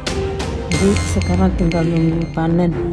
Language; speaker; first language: Dutch; non-native, learner; Indonesian